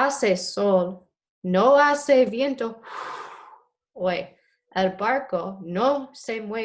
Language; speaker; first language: Spanish; non-native, fluent; English